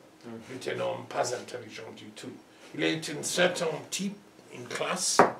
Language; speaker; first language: French; non-native, learner; English